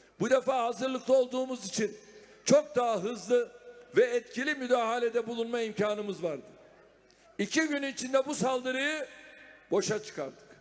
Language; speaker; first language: Turkish; native; Turkish